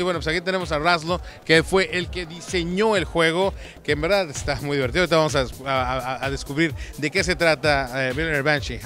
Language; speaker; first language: Spanish; native; Spanish